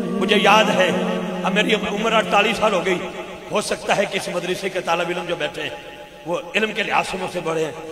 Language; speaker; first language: Urdu; non-native, local second language; Punjabi